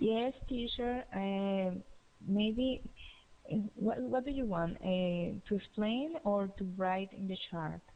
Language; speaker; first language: English; non-native, learner; Spanish